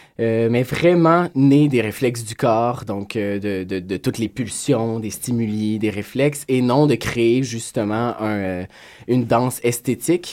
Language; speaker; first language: French; native; French